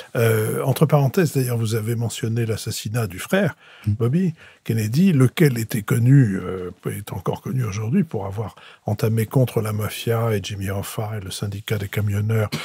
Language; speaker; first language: French; native; French